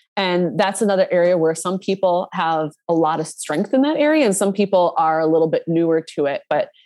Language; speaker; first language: English; native; English